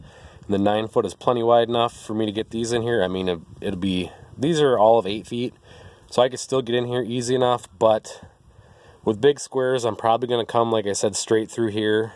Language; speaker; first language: English; native; English